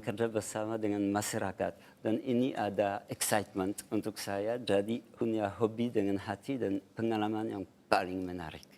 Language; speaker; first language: Indonesian; non-native, fluent; French